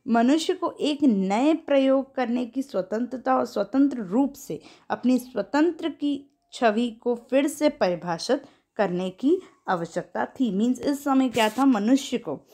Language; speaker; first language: Hindi; native; Hindi